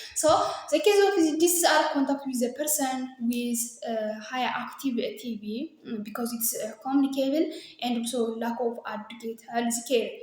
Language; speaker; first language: English; non-native, local second language; Amharic